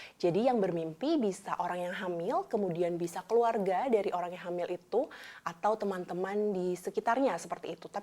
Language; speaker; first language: Indonesian; native; Indonesian